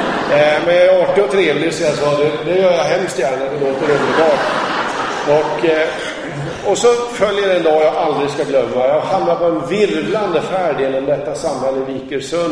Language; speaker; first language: Swedish; native; Swedish